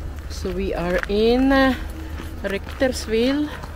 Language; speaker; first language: English; non-native, local second language; Filipino